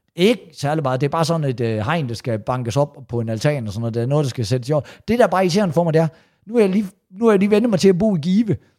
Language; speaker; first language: Danish; native; Danish